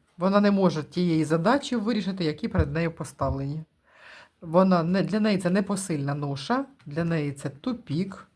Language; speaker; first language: Ukrainian; non-native, local second language; Russian